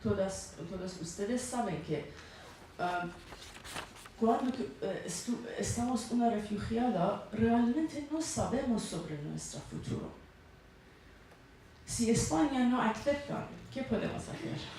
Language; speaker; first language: Spanish; non-native, learner; Persian